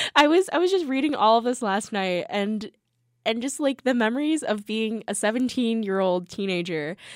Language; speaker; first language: English; early bilingual, other home language; Korean